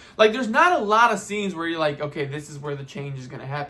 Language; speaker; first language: English; native; English